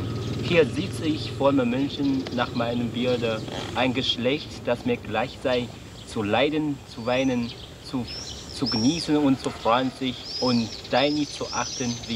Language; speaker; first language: German; non-native, learner; Chinese